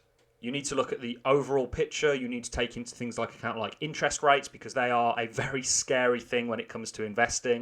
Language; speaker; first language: English; native; English